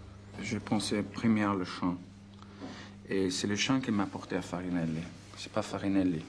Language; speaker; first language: French; non-native, learner; Italian